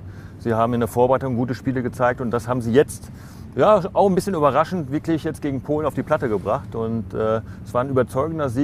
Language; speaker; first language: German; native; German